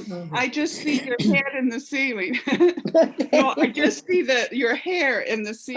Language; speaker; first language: English; native; English